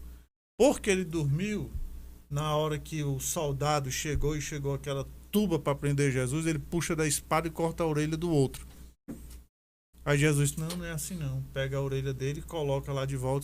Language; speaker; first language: Portuguese; native; Portuguese